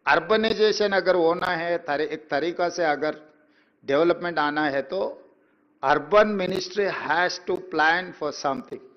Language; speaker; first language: Hindi; non-native, local second language; Telugu